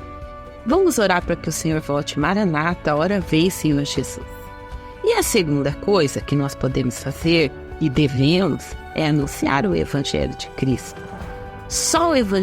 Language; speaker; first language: Portuguese; native; Portuguese